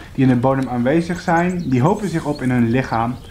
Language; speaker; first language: Dutch; native; Dutch